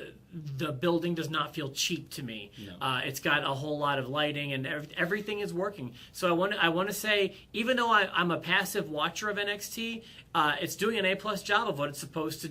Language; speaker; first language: English; native; English